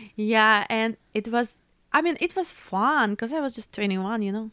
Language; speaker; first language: English; non-native, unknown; Russian